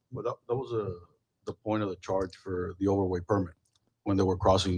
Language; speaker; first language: English; native; English